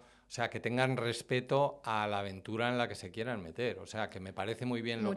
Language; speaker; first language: Spanish; native; Spanish